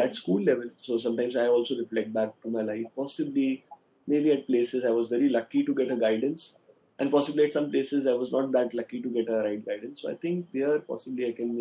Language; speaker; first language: English; non-native, local second language; Hindi